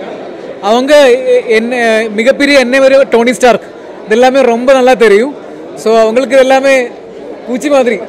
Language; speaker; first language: Tamil; non-native, learner; Malayalam